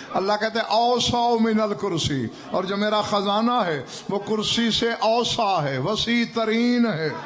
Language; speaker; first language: Urdu; non-native, local second language; Saraiki